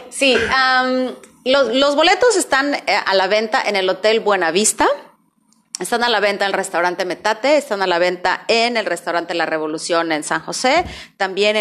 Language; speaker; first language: Spanish; native; Spanish